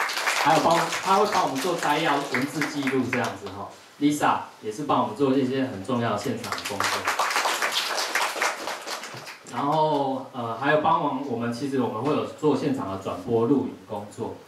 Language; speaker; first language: Chinese; native; Chinese